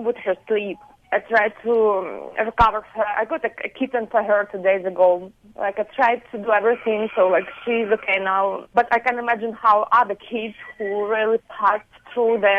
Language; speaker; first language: English; non-native, fluent; Ukrainian